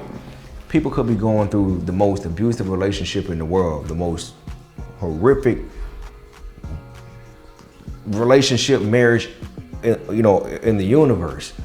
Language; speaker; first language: English; native; English